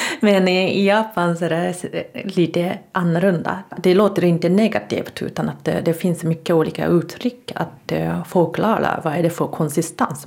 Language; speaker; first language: Swedish; non-native, fluent; Japanese